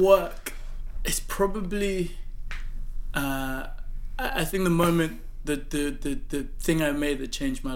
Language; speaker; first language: English; non-native, local second language; Yoruba